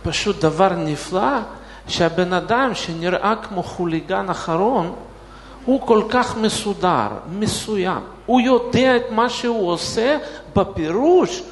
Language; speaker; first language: Hebrew; non-native, fluent; Russian